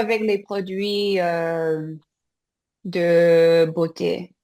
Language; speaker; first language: French; non-native, learner; English